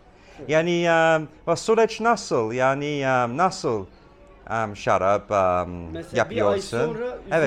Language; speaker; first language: Turkish; non-native, learner; English